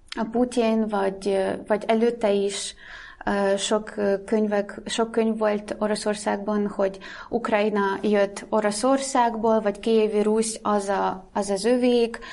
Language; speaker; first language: Hungarian; non-native, fluent; Russian